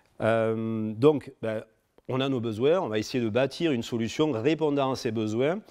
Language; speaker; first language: French; native; French